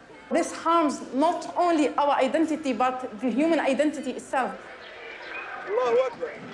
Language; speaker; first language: English; non-native, fluent; Arabic